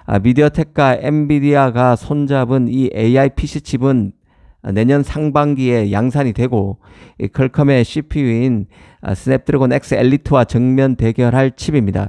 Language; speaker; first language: Korean; native; Korean